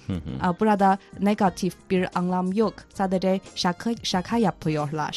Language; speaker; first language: Turkish; non-native, fluent; Chinese